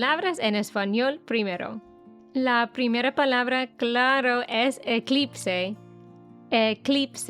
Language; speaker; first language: Spanish; non-native, fluent; English